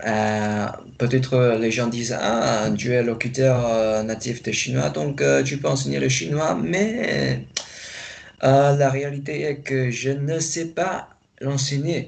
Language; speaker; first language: French; non-native, fluent; Chinese